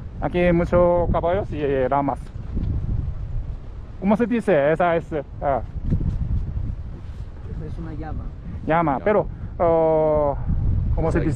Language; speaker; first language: Spanish; non-native, learner; Korean